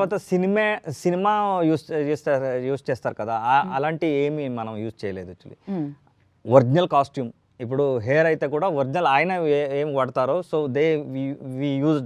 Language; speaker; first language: Telugu; non-native, learner; Kannada